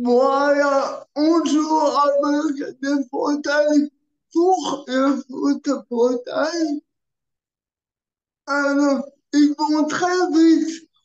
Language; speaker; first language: French; early bilingual, other home language; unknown